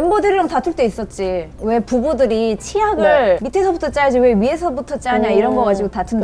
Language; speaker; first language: Korean; native; Korean